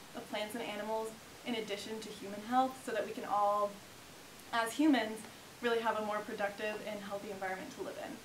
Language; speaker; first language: English; native; English